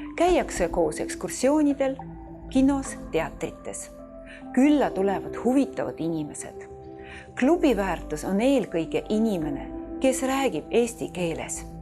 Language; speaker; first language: Estonian; non-native, local second language; Russian